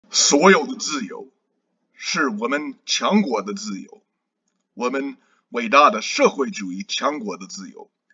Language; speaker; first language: Chinese; non-native, learner; English